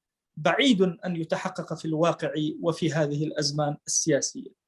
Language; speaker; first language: Arabic; non-native, local second language; Kurdish